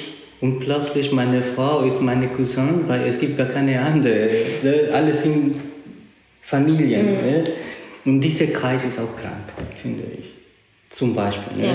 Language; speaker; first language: German; non-native, learner; Spanish